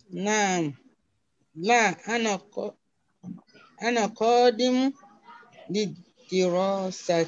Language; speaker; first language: Arabic; non-native, learner; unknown